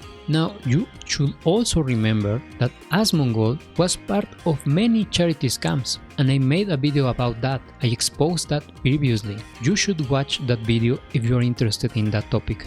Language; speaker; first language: English; non-native, fluent; Spanish